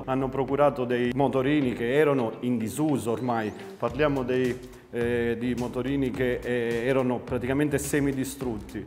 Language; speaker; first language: Italian; native; Italian